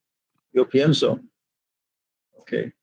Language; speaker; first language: Spanish; non-native, fluent; English